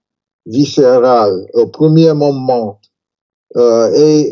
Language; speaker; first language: French; non-native, learner; English